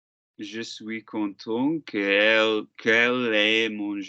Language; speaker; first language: French; non-native, learner; English